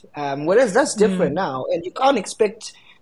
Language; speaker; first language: English; non-native, local second language; Shona